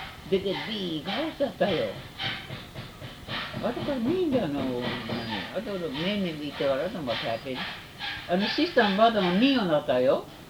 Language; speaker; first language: Japanese; early bilingual, heritage; Japanese